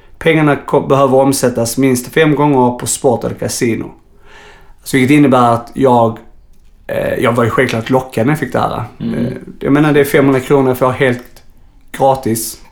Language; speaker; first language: Swedish; native; Swedish